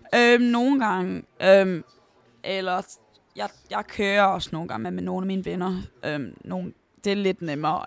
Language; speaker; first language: Danish; early bilingual, heritage; Danish